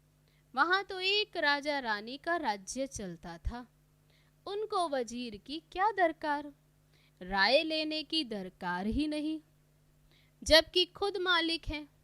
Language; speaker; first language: Hindi; native; Hindi